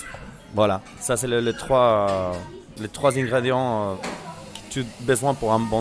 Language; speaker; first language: French; non-native, fluent; Spanish